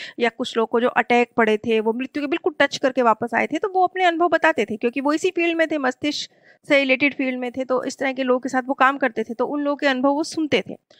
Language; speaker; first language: Hindi; native; Hindi